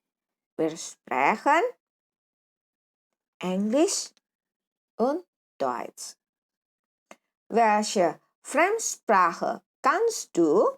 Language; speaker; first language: German; non-native, fluent; Indonesian